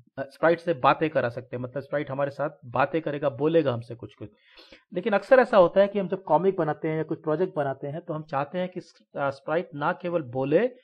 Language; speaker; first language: Hindi; native; Hindi